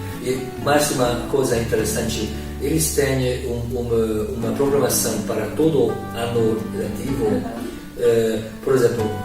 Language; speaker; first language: Portuguese; non-native, learner; Hungarian